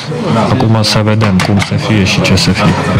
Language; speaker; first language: Romanian; non-native, fluent; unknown